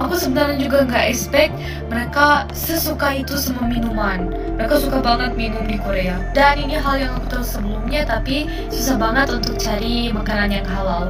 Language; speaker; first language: Indonesian; non-native, fluent; German